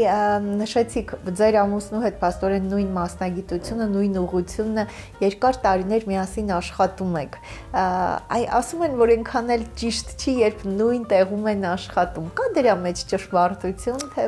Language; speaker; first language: Armenian; native; Armenian